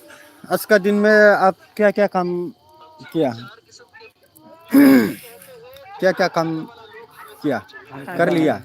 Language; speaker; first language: Hindi; non-native, local second language; Bodo